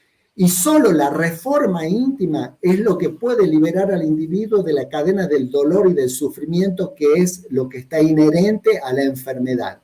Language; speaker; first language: Spanish; native; Spanish